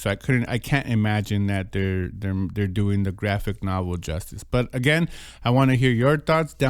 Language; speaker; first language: English; native; English